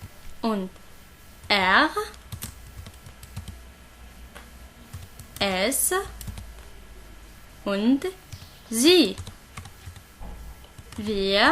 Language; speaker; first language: German; non-native, learner; Arabic